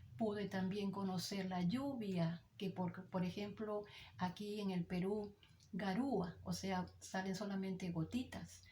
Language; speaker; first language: Spanish; native; Spanish